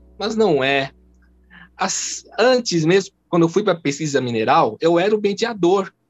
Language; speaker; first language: Portuguese; early bilingual, other home language; Chinese